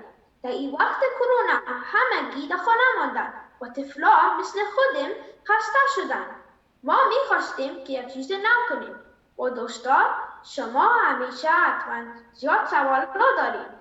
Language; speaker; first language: Persian; early bilingual, heritage; Persian